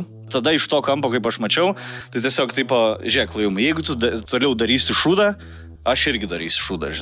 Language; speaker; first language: Lithuanian; native; Lithuanian